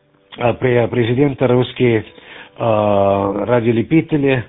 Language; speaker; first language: Russian; non-native, learner; German